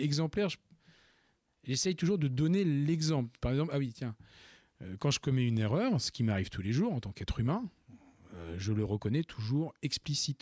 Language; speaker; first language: French; native; French